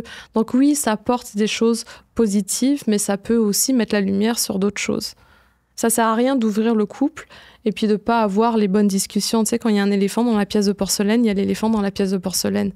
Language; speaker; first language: French; native; French